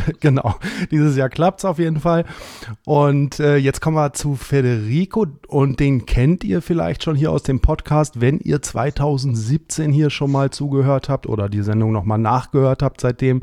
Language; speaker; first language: German; native; German